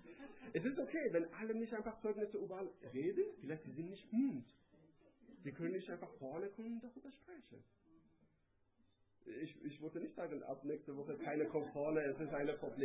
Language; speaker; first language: German; non-native, learner; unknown